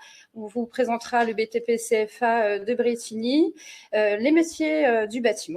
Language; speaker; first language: French; native; French